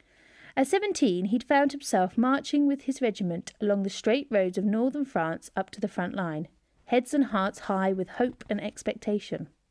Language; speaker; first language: English; native; English